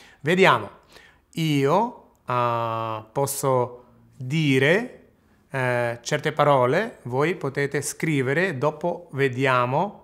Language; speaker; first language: Italian; non-native, fluent; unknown